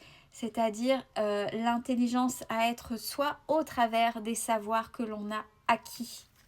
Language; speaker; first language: French; native; French